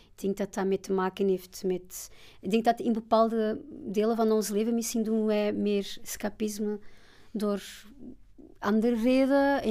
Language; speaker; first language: Dutch; non-native, fluent; Portuguese